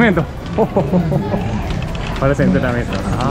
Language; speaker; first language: Spanish; non-native, learner; Japanese